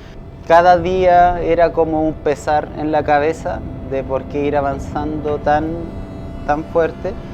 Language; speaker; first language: Spanish; native; Spanish